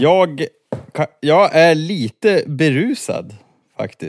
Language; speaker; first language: Swedish; native; Swedish